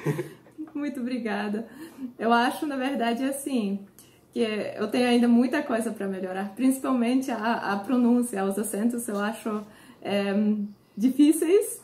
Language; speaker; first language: Portuguese; non-native, fluent; Polish